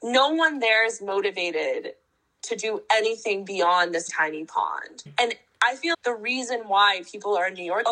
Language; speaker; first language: English; native; English